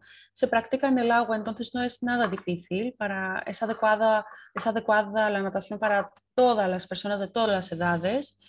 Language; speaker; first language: Spanish; non-native, fluent; Greek